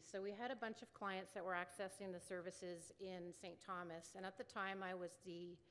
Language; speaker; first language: English; native; English